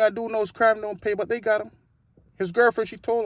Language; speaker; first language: English; native; English